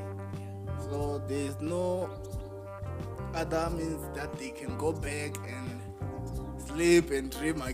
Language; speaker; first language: English; non-native, local second language; Venda